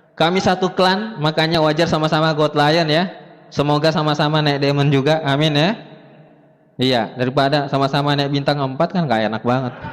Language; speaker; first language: Indonesian; native; Indonesian